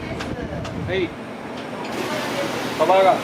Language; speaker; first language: Japanese; native; Japanese